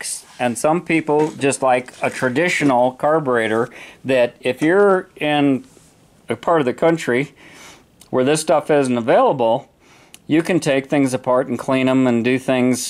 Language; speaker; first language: English; native; English